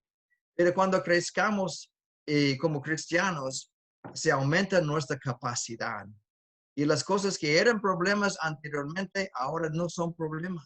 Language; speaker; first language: Spanish; non-native, fluent; English